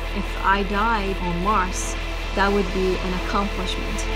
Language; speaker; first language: English; non-native, fluent; Arabic